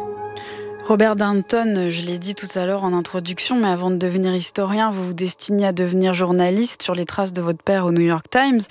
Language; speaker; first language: French; native; French